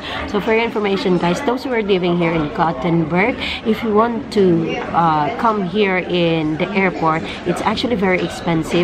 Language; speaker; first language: English; non-native, local second language; Filipino